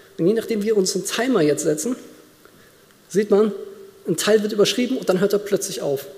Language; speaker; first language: German; native; German